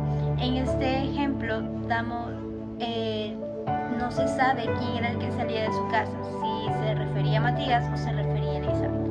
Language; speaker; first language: Spanish; native; Spanish